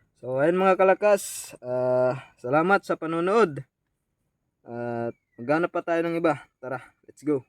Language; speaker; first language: Filipino; non-native, local second language; Waray